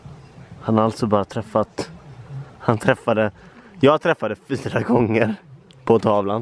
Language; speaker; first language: Swedish; native; Swedish